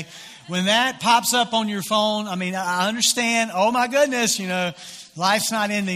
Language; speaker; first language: English; native; English